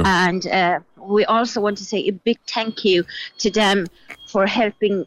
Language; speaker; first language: English; non-native, fluent; Polish